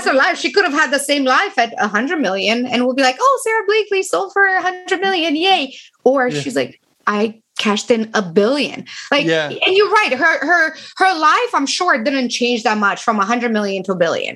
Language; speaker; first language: English; non-native, fluent; Romanian